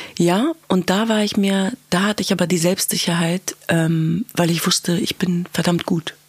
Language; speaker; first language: German; early bilingual, other home language; Kurdish